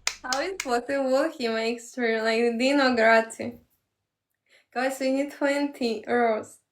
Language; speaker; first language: English; non-native, learner; Polish